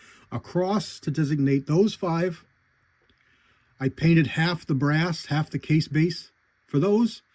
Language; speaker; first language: English; native; English